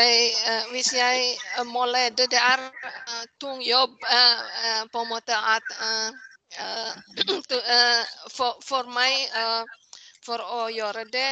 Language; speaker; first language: Norwegian; non-native, learner; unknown